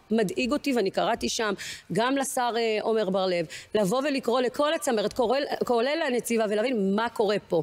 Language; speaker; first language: Hebrew; early bilingual, other home language; Amharic